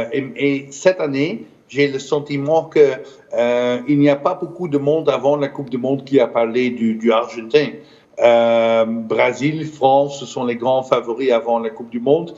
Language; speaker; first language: French; non-native, fluent; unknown